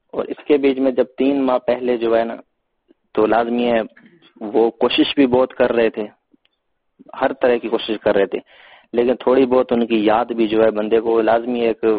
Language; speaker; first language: Urdu; non-native, local second language; Sindhi